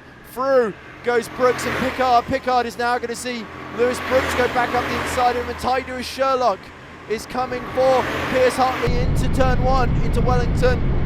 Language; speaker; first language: English; native; English